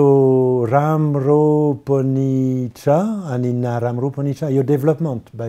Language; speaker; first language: Nepali; non-native, learner; French